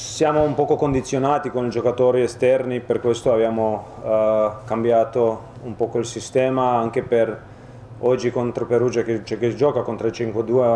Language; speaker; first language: Italian; non-native, fluent; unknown